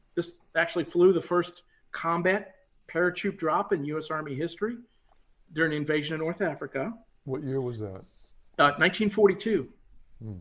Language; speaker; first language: English; native; English